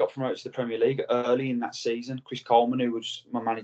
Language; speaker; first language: English; native; English